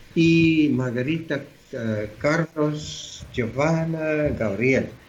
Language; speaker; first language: Spanish; non-native, fluent; English